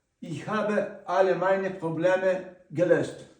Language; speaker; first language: German; non-native, learner; Ukrainian